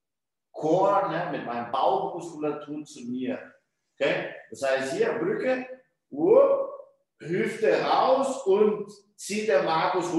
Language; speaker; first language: German; non-native, fluent; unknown